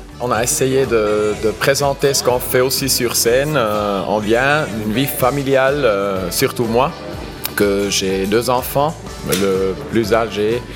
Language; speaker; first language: French; non-native, local second language; Swiss German